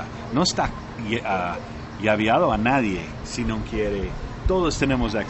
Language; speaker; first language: Spanish; non-native, learner; English